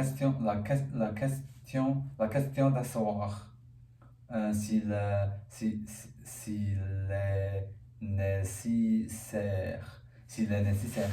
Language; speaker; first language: French; non-native, learner; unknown